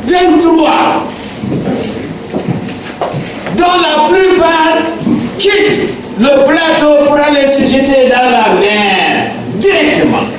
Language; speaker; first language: French; non-native, local second language; Wolof